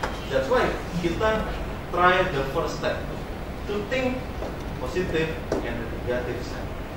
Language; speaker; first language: English; non-native, learner; Indonesian